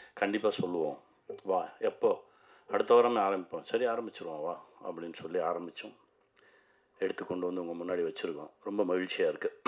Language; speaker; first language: Tamil; native; Tamil